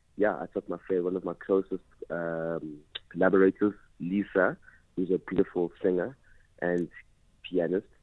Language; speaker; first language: English; non-native, local second language; Xhosa